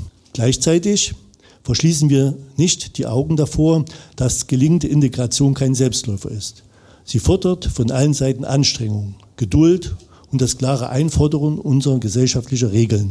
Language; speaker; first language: German; native; German